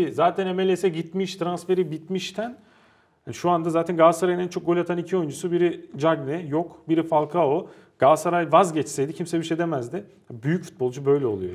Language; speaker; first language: Turkish; native; Turkish